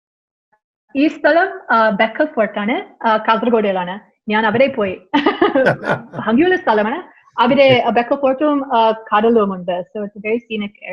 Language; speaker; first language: Malayalam; non-native, learner; English